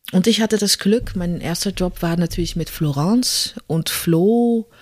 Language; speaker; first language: German; non-native, fluent; Dutch